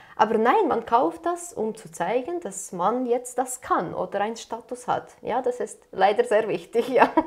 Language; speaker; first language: German; non-native, fluent; Ukrainian